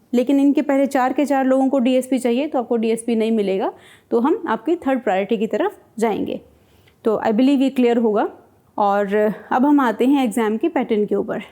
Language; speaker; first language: Hindi; native; Hindi